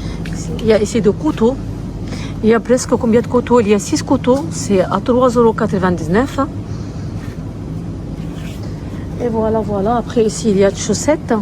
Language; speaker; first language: French; non-native, learner; Arabic